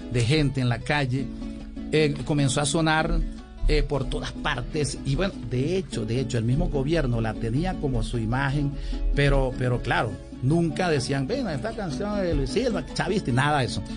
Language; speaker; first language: Spanish; native; Spanish